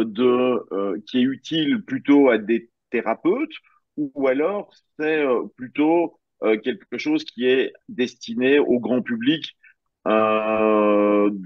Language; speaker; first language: French; native; French